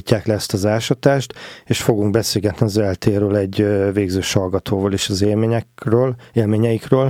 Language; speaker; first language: Hungarian; native; Hungarian